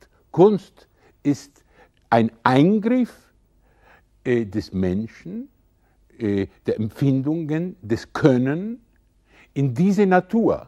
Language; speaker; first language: German; non-native, fluent; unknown